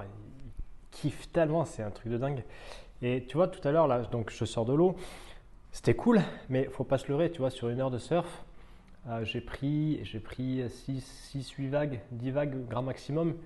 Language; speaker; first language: French; native; French